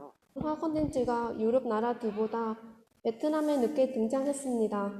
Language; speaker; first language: Korean; non-native, fluent; Vietnamese